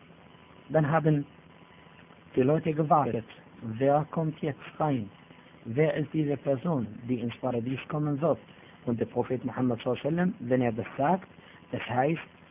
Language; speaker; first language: German; non-native, fluent; Arabic